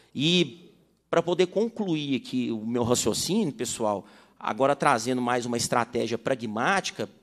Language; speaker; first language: Portuguese; native; Portuguese